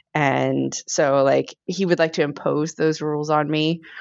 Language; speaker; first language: English; native; English